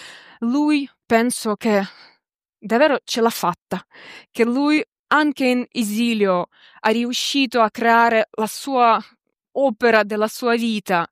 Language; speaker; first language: Italian; non-native, fluent; Ukrainian